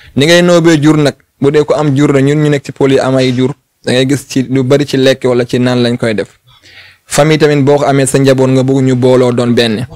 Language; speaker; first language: Wolof; non-native, local second language; Fula